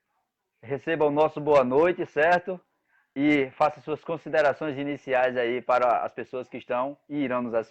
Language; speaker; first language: Portuguese; native; Portuguese